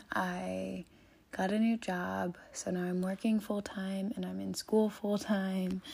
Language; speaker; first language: English; native; English